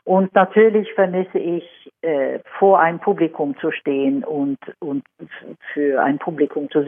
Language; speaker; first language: German; non-native, fluent; Swedish